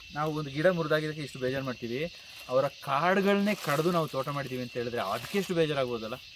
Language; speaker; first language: Kannada; non-native, local second language; Kodava